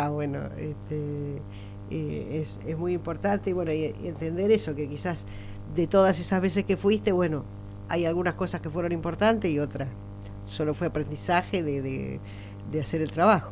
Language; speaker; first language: Spanish; native; Spanish